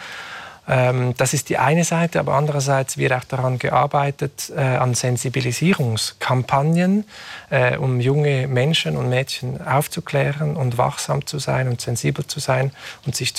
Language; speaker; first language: German; native; German